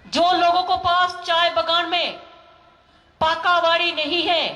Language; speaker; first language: Hindi; non-native, local second language; Bangla